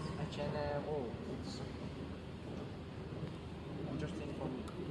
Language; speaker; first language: English; non-native, learner; Indonesian